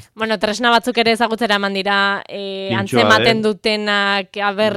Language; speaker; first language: Basque; native; Basque